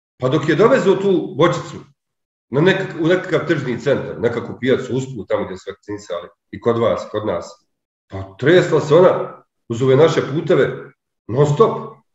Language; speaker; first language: Serbian; native; Serbian